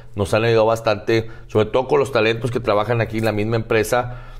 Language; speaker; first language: Spanish; native; Spanish